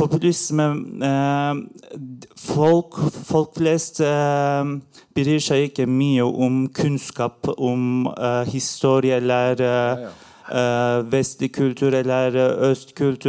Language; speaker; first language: Norwegian; non-native, learner; Turkish